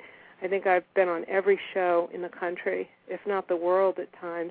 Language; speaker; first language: English; native; English